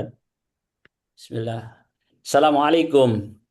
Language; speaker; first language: Arabic; non-native, learner; Indonesian